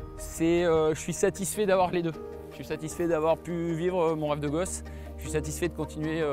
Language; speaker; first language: French; native; French